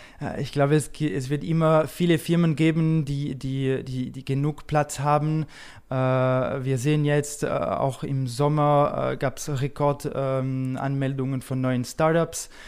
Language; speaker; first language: German; non-native, local second language; French